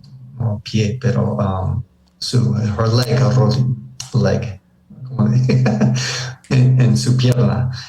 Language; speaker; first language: Spanish; early bilingual, heritage; Spanish